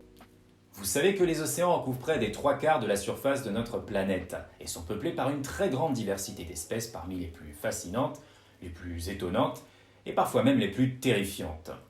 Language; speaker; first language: French; native; French